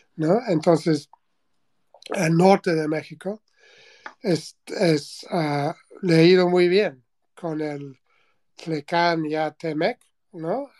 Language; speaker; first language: Spanish; non-native, fluent; English